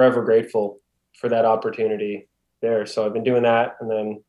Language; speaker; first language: English; native; English